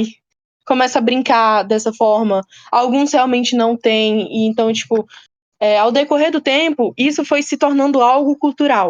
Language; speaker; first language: Portuguese; native; Portuguese